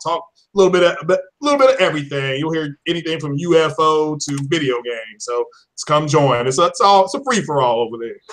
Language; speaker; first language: English; native; English